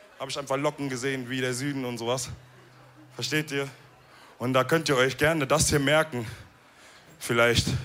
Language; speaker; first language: German; early bilingual, other home language; Wolof